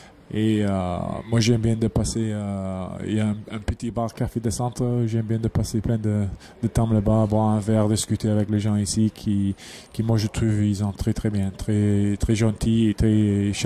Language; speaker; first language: French; non-native, fluent; English